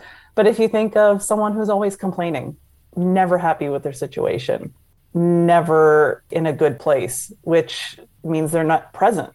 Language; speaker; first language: English; native; English